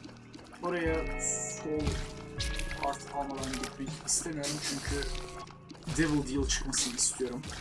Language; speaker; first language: Turkish; native; Turkish